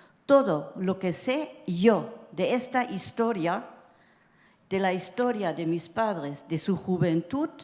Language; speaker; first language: Spanish; early bilingual, heritage; Spanish